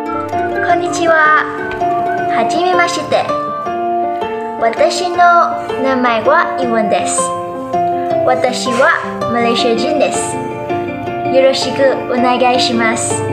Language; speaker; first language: Japanese; non-native, learner; Malay